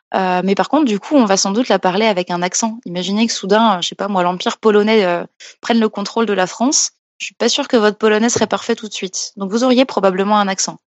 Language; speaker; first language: French; native; French